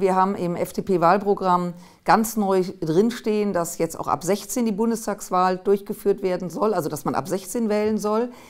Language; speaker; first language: German; native; German